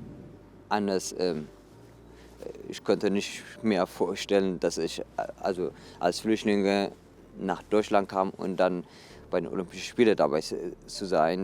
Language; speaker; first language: German; non-native, fluent; Tigrinya